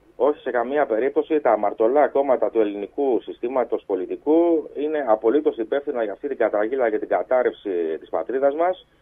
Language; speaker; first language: Greek; native; Greek